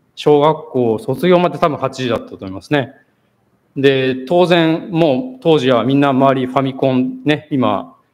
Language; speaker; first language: Japanese; native; Japanese